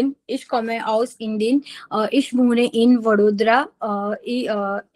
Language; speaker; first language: German; non-native, learner; Gujarati